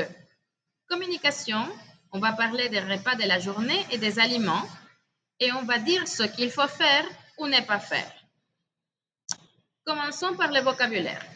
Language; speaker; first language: French; non-native, fluent; Spanish